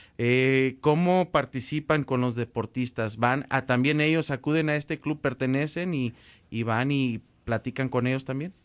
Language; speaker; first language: Spanish; native; Spanish